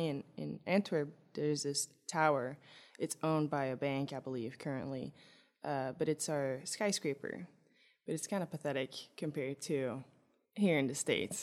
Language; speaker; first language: English; non-native, fluent; Dutch